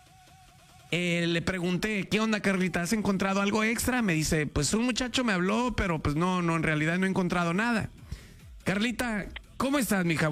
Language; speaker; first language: Spanish; native; Spanish